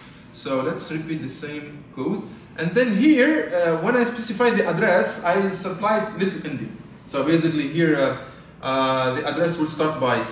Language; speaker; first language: English; non-native, fluent; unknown